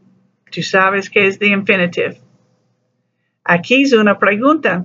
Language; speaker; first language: Spanish; non-native, learner; English